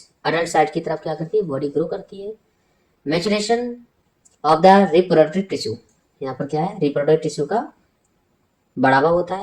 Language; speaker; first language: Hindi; native; Hindi